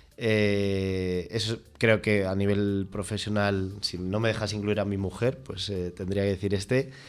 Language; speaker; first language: Spanish; native; Spanish